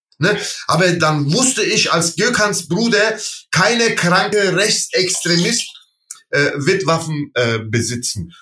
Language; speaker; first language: German; early bilingual, other home language; Turkish